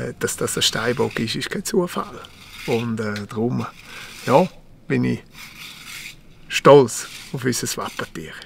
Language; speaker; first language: German; non-native, local second language; Romansh